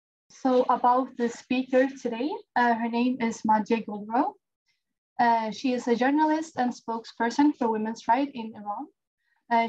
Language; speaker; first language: English; non-native, fluent; Swedish